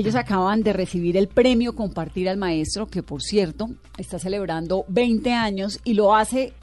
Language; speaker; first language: Spanish; native; Spanish